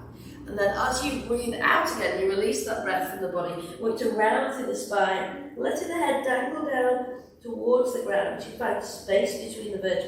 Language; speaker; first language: English; native; English